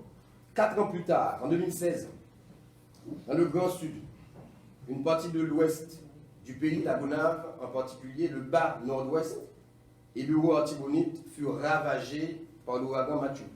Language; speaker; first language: French; non-native, local second language; Haitian Creole